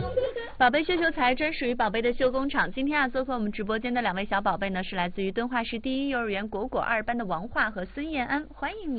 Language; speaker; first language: Chinese; native; Chinese